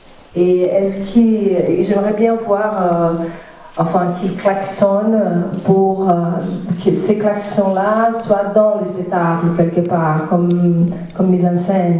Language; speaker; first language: French; non-native, fluent; Portuguese